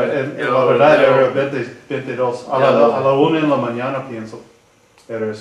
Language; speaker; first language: Spanish; non-native, learner; English